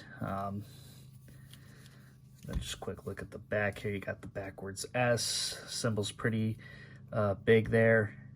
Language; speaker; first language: English; native; English